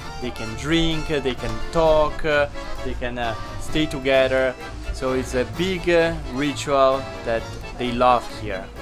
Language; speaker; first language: English; non-native, learner; Italian